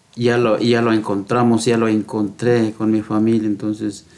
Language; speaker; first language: Spanish; native; Spanish